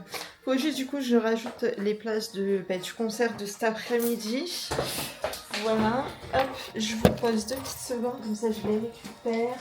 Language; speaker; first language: French; native; French